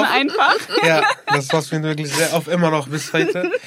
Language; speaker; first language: German; early bilingual, other home language; Arabic